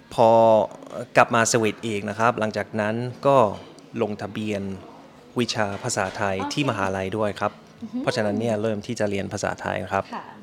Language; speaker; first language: Thai; non-native, fluent; German